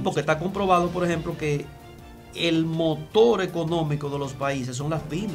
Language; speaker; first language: Spanish; native; Spanish